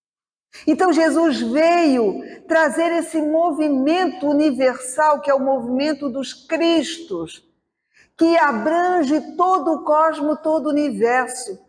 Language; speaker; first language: Portuguese; native; Portuguese